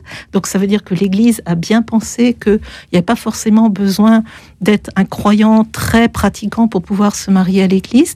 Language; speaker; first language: French; native; French